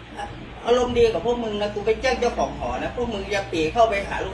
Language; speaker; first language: Thai; native; Thai